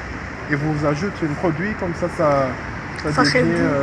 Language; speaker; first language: French; non-native, fluent; English